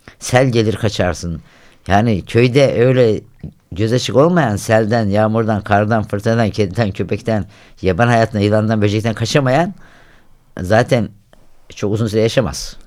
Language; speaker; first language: Turkish; native; Turkish